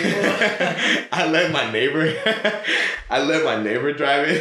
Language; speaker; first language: English; non-native, fluent; Spanish